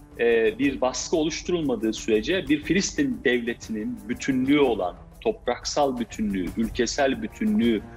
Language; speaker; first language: Turkish; native; Turkish